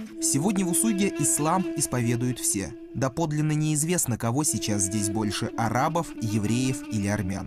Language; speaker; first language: Russian; native; Russian